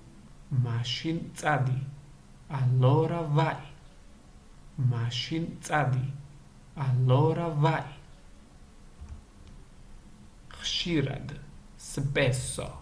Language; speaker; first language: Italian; non-native, learner; Georgian